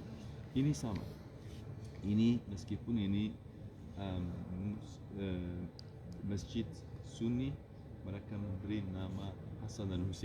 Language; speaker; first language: Indonesian; non-native, learner; Turkish